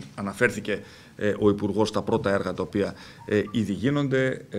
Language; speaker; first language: Greek; native; Greek